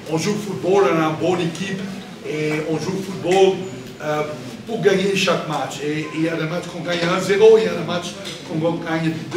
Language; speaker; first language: French; non-native, learner; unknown